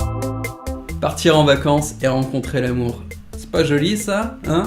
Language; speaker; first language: French; native; French